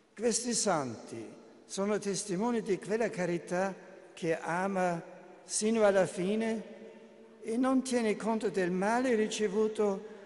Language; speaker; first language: Italian; non-native, fluent; German